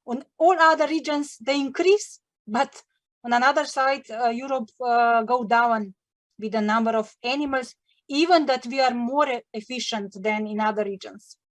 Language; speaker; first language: English; non-native, learner; Slovenian